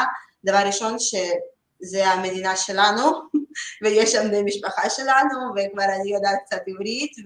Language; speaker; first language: Hebrew; non-native, learner; Russian